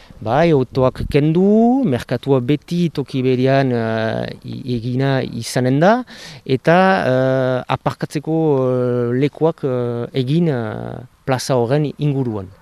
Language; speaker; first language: Basque; native; Basque